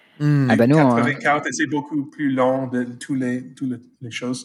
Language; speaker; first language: French; non-native, fluent; English